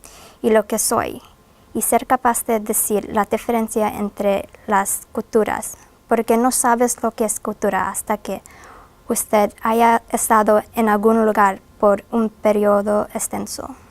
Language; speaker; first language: Spanish; non-native, fluent; English